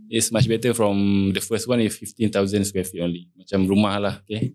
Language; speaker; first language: English; non-native, local second language; Malay